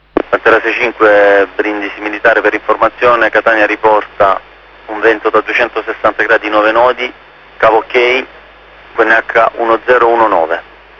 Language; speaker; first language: Italian; native; Italian